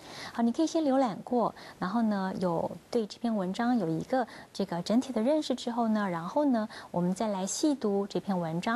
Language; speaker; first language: Chinese; native; Chinese